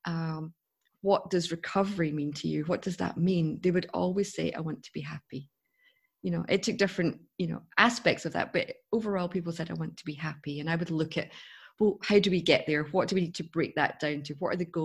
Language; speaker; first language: English; native; English